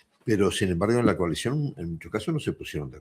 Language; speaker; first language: Spanish; native; Spanish